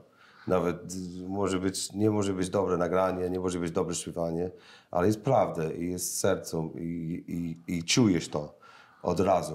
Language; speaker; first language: Polish; non-native, learner; English